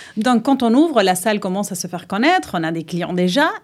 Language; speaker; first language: French; non-native, fluent; Spanish